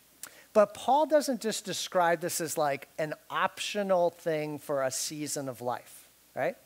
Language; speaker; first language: English; native; English